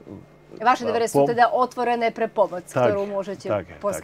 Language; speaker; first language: Slovak; native; Slovak